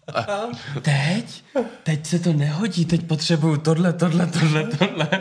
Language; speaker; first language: Czech; native; Czech